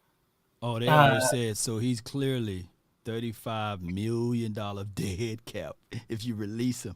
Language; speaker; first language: English; native; English